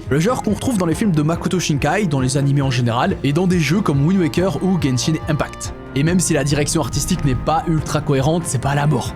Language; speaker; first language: French; native; French